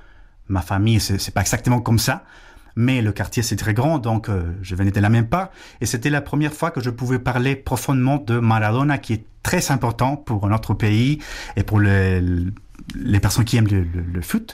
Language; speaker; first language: French; non-native, fluent; Spanish